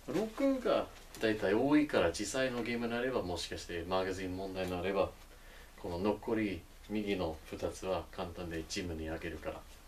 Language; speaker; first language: Japanese; non-native, learner; English